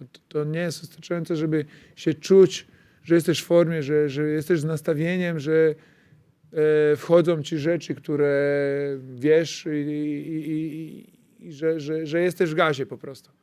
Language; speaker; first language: Polish; non-native, fluent; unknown